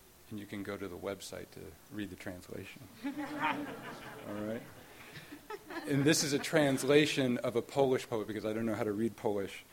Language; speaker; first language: English; native; English